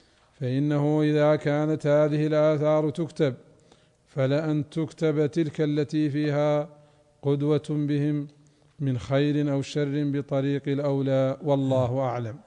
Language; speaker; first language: Arabic; native; Arabic